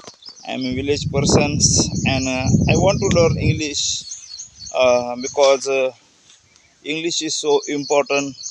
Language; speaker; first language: English; non-native, learner; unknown